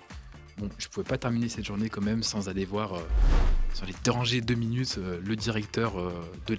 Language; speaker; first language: French; native; French